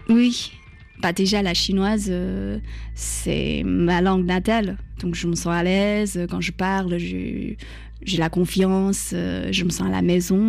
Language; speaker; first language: French; non-native, fluent; Chinese